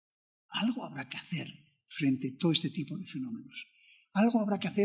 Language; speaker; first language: Spanish; native; Spanish